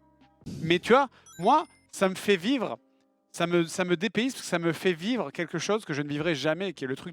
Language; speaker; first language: French; native; French